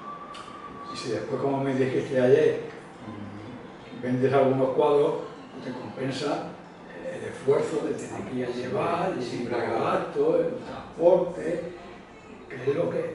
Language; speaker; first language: Spanish; native; Spanish